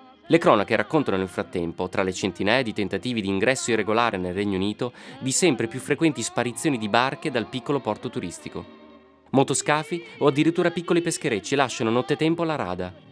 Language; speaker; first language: Italian; native; Italian